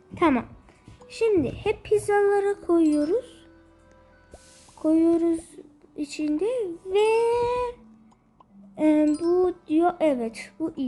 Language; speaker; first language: Turkish; early bilingual, heritage; Turkish